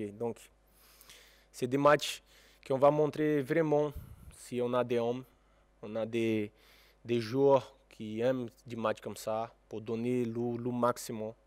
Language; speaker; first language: French; non-native, fluent; Portuguese